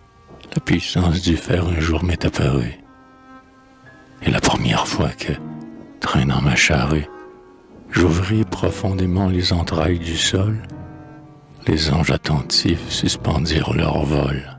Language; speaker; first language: French; native; French